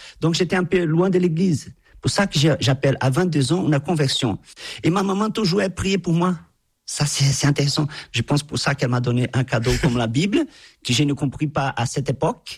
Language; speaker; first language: French; non-native, fluent; Portuguese